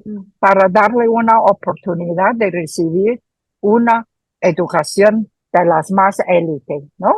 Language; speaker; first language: Spanish; non-native, fluent; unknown